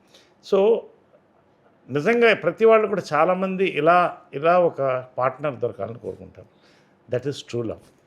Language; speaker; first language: Telugu; native; Telugu